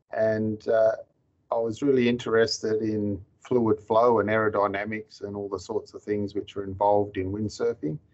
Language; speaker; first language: English; native; English